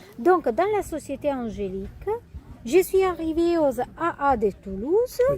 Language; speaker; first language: French; non-native, fluent; Italian